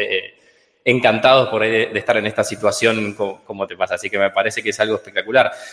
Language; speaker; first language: Spanish; native; Spanish